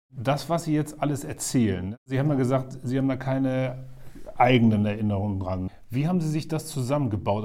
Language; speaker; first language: German; native; German